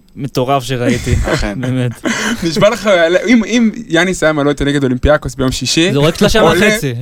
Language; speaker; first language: Hebrew; native; Hebrew